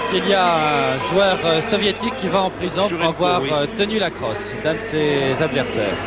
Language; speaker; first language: French; native; French